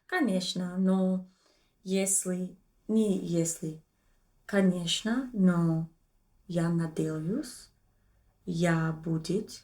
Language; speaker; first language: Russian; non-native, learner; English